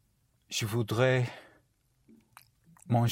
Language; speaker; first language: French; non-native, learner; English